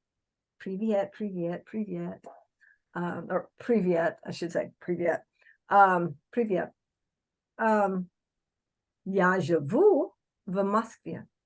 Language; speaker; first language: Russian; non-native, fluent; English